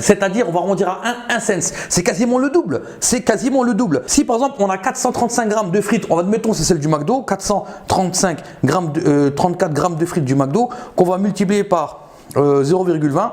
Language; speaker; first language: French; native; French